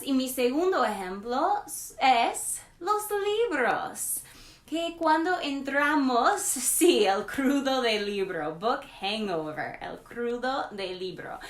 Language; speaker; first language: Spanish; non-native, learner; English